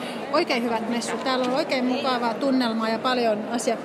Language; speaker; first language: Finnish; native; Finnish